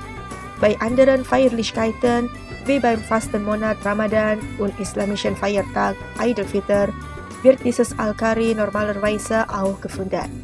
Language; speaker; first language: German; non-native, fluent; Indonesian